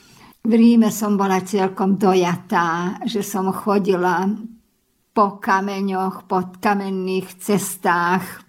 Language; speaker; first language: Slovak; early bilingual, heritage; Slovak